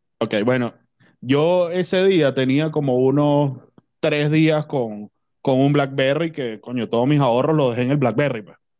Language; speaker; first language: Spanish; native; Spanish